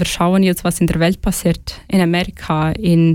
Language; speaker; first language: German; non-native, fluent; Ukrainian